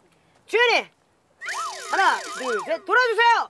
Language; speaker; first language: Korean; native; Korean